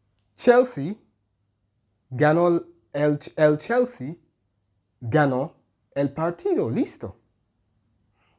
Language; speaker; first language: Spanish; non-native, fluent; English